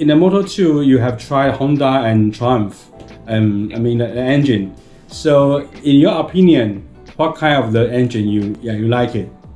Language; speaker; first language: English; non-native, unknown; Chinese